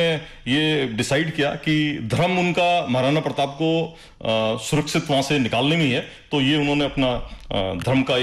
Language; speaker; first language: Hindi; native; Hindi